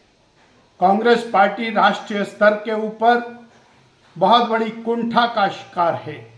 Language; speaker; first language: Hindi; native; Hindi